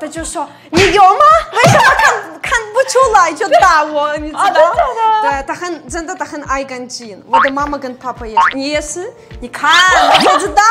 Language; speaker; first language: Chinese; non-native, learner; Ukrainian